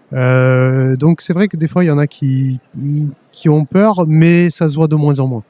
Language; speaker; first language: French; native; French